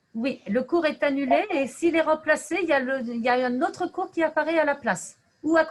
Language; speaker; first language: French; native; French